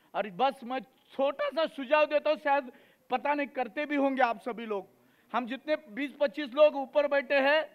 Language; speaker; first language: Hindi; native; Hindi